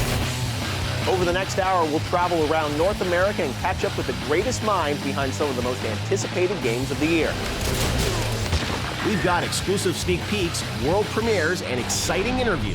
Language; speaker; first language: English; native; English